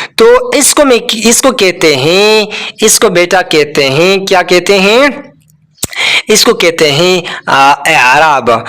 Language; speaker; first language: Urdu; non-native, local second language; Pashto